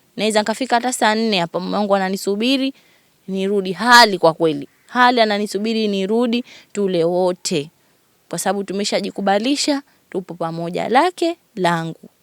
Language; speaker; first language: Swahili; native; Swahili